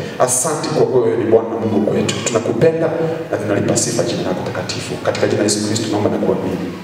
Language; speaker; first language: Swahili; non-native, local second language; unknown